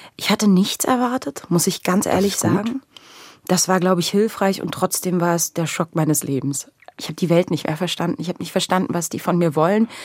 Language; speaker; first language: German; native; German